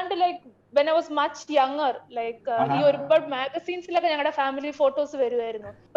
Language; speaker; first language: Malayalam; early bilingual, heritage; Malayalam